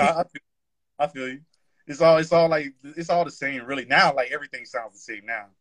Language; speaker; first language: English; native; English